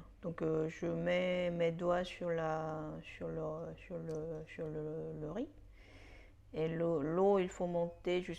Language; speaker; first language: French; non-native, fluent; Korean